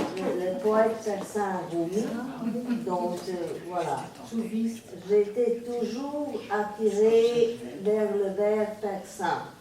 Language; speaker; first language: French; non-native, fluent; Serbian